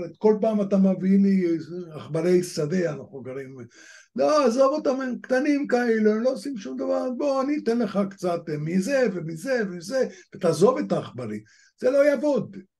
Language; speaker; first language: Hebrew; non-native, fluent; Spanish